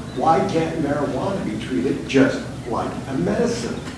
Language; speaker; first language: English; early bilingual, other home language; German